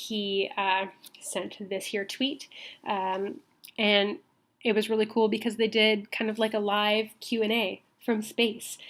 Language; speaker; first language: English; native; English